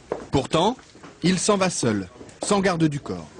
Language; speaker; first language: French; native; French